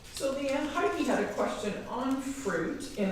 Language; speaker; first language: English; native; English